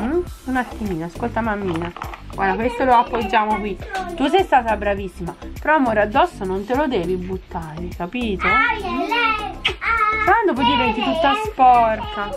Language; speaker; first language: Italian; native; Italian